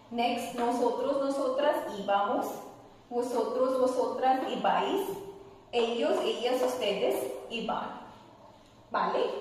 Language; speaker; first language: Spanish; non-native, fluent; Hindi